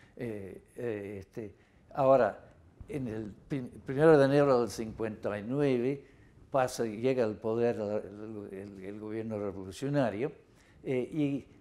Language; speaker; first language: Spanish; non-native, fluent; English